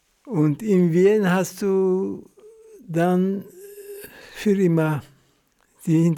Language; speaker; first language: German; non-native, fluent; Central Kurdish